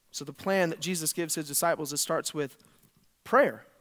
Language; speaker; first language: English; native; English